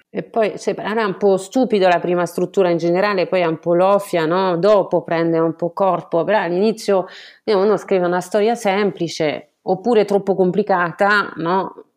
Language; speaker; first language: Italian; non-native, fluent; French